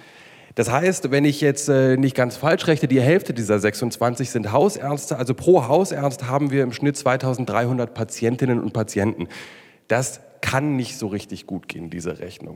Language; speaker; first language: German; native; German